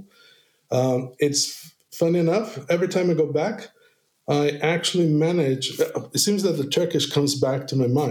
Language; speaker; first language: English; non-native, fluent; Portuguese